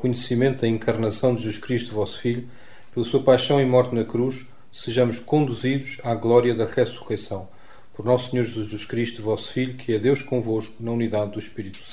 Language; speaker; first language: Portuguese; native; Portuguese